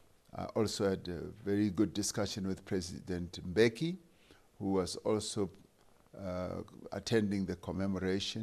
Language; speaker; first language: English; non-native, local second language; Venda